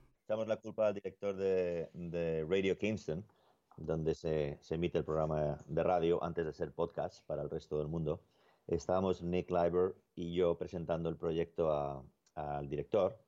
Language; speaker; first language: Spanish; native; Spanish